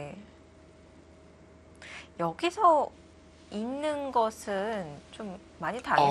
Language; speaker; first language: Korean; native; Korean